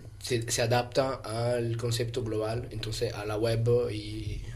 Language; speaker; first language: Spanish; non-native, fluent; German